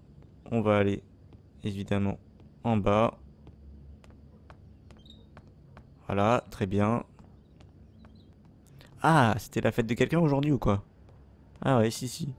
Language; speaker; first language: French; native; French